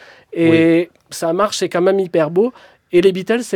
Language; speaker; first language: French; native; French